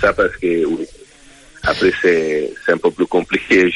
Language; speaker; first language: French; non-native, fluent; Italian